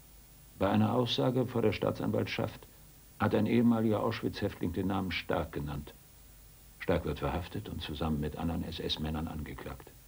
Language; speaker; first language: German; native; German